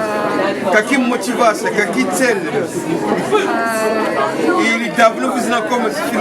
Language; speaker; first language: Russian; non-native, learner; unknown